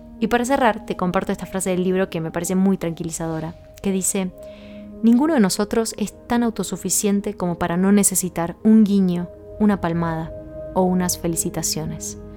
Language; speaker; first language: Spanish; native; Spanish